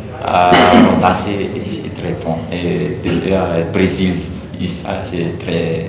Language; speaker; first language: French; non-native, learner; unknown